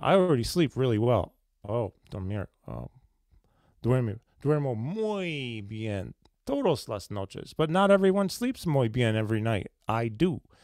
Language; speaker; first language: Spanish; non-native, learner; English